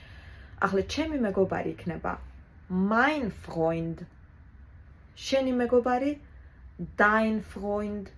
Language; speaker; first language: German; non-native, fluent; Georgian